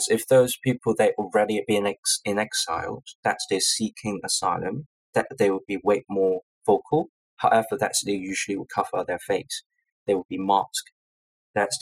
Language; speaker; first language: English; non-native, local second language; Cantonese